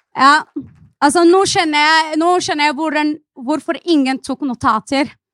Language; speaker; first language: Norwegian; non-native, fluent; Arabic